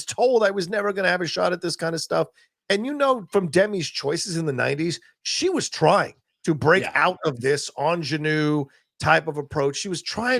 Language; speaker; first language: English; native; English